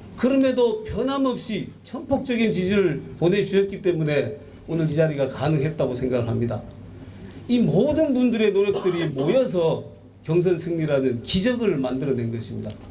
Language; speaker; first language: Korean; native; Korean